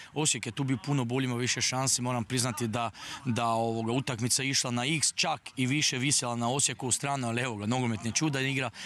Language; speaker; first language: Croatian; native; Croatian